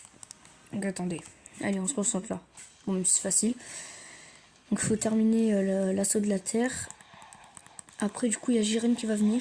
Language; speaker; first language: French; native; French